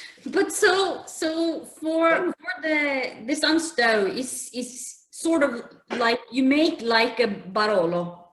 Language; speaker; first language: English; non-native, fluent; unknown